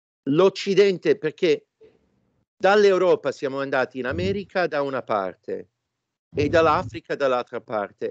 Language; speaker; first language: Italian; non-native, fluent; English